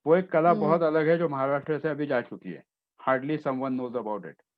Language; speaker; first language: Hindi; non-native, local second language; Marathi